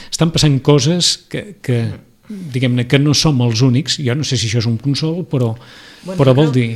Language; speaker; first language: Catalan; native; Catalan